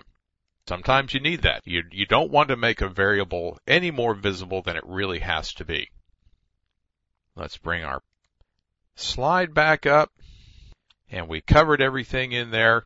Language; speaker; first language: English; native; English